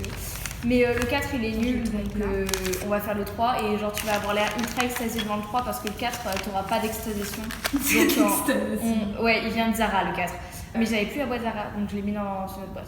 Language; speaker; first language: French; native; French